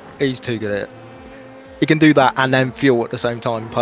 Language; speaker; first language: English; native; English